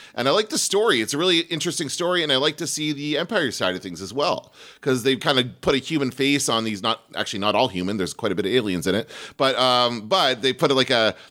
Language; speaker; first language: English; native; English